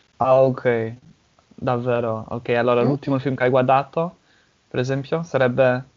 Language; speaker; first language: Italian; non-native, fluent; English